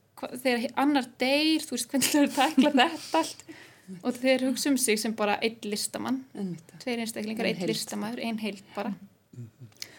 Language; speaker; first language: Icelandic; native; Icelandic